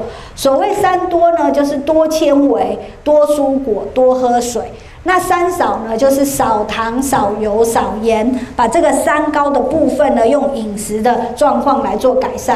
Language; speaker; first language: Chinese; native; Chinese